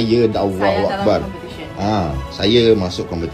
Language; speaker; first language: Malay; native; Malay